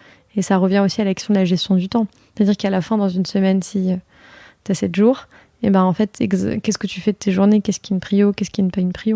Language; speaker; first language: French; native; French